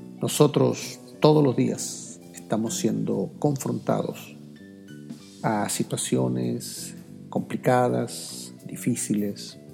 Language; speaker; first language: Spanish; native; Spanish